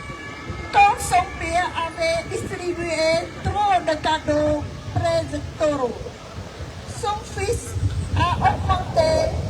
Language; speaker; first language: French; non-native, fluent; Khmer